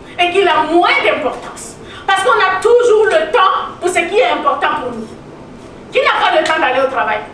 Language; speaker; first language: French; native; French